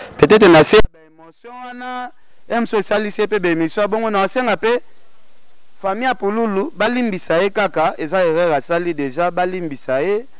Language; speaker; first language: Lingala; native; Lingala